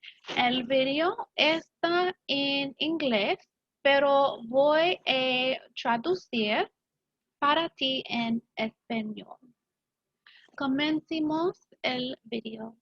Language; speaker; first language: Spanish; non-native, learner; English